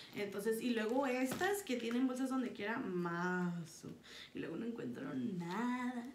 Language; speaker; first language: Spanish; early bilingual, heritage; Spanish